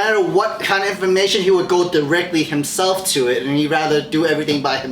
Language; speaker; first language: English; native; English